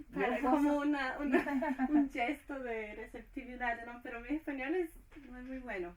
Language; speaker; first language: Spanish; non-native, learner; Portuguese